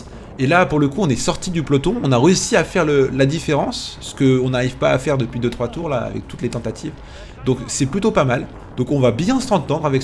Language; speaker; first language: French; native; French